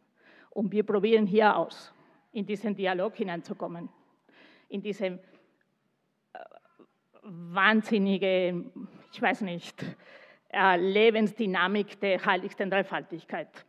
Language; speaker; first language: German; non-native, fluent; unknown